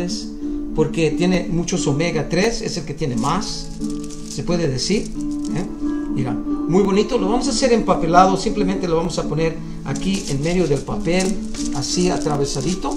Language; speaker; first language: Spanish; early bilingual, other home language; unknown